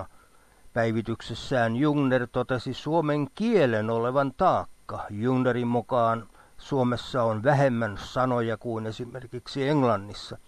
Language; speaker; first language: Finnish; native; Finnish